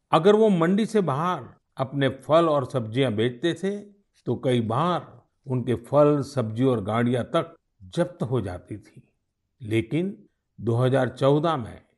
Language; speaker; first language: Hindi; non-native, local second language; Gujarati